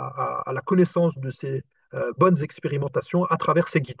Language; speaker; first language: French; native; French